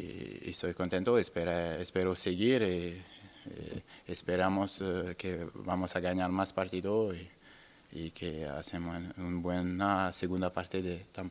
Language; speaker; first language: Spanish; non-native, learner; French